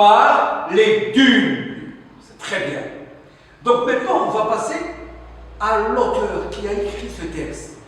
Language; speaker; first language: French; non-native, local second language; Arabic